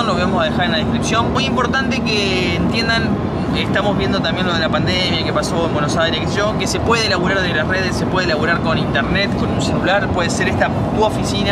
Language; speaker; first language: Spanish; native; Spanish